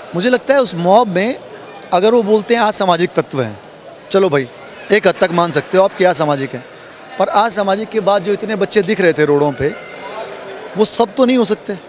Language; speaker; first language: Hindi; native; Hindi